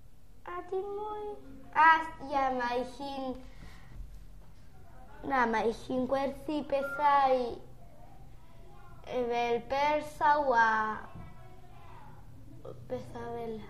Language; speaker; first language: Welsh; non-native, local second language; Spanish